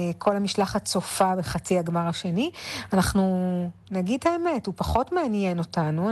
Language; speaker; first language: Hebrew; native; Hebrew